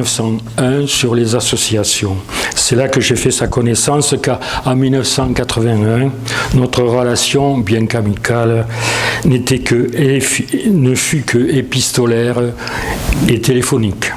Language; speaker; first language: French; native; French